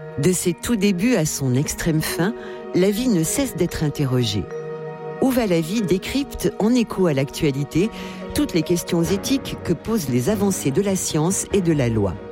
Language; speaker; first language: French; native; French